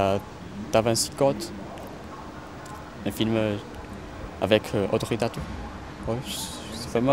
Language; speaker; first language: French; non-native, fluent; Chinese